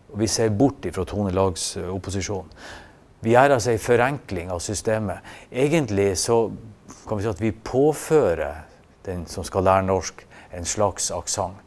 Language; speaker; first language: Norwegian; native; Norwegian